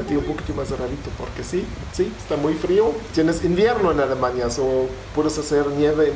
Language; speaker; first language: Spanish; non-native, fluent; German